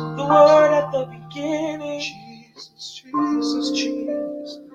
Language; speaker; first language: English; native; English